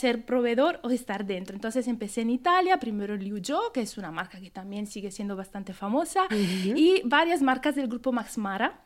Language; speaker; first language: Spanish; non-native, fluent; Italian